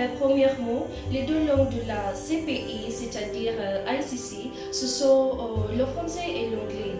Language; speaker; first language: French; non-native, fluent; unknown